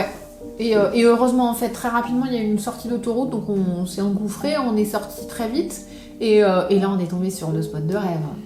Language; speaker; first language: French; native; French